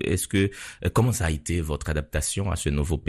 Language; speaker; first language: French; non-native, local second language; Haitian Creole